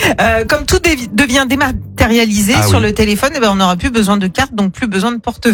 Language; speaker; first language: French; native; French